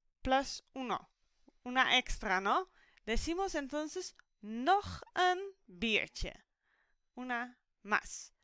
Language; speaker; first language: Spanish; non-native, fluent; Dutch